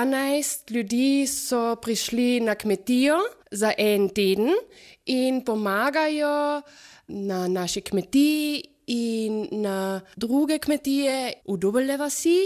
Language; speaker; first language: Slovenian; non-native, fluent; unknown